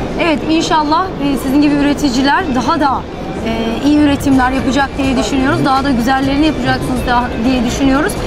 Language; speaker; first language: Turkish; native; Turkish